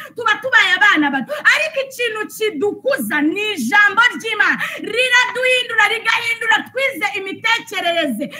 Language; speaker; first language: Kinyarwanda; early bilingual, heritage; Kinyarwanda